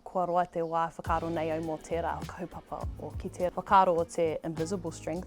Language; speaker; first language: Māori; non-native, local second language; English